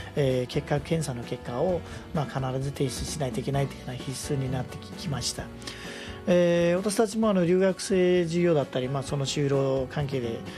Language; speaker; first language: Japanese; non-native, fluent; Nepali